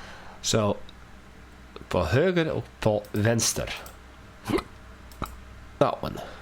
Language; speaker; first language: Swedish; non-native, learner; English